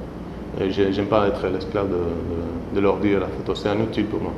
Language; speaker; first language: French; non-native, fluent; Spanish